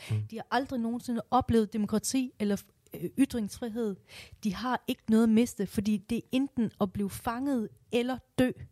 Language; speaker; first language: Danish; early bilingual, other home language; Persian